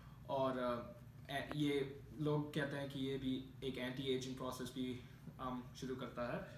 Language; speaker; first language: Hindi; non-native, learner; Malayalam